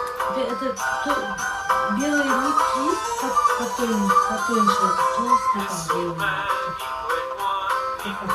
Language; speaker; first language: Russian; native; Russian